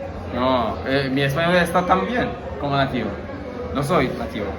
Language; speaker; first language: Spanish; non-native, learner; Turkish